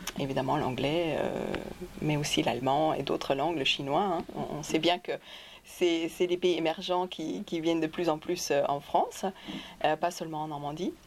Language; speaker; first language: French; non-native, fluent; German